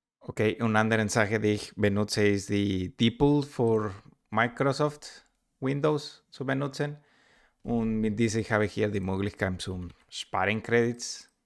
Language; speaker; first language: German; non-native, learner; Spanish